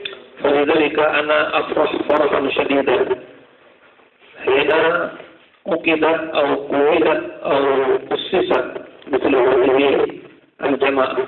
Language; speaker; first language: Arabic; non-native, fluent; Madurese